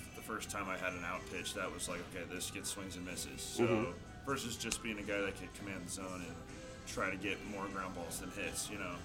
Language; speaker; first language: English; native; English